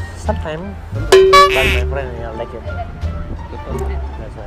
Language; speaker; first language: English; non-native, learner; Indonesian